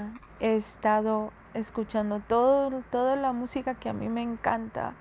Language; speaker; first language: Spanish; early bilingual, heritage; Spanish